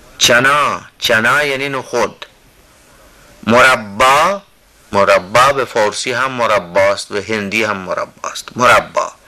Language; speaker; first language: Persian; non-native, fluent; Hindi